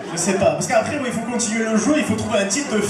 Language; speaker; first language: French; native; French